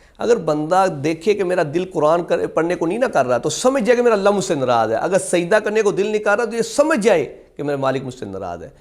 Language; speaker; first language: Urdu; non-native, local second language; Punjabi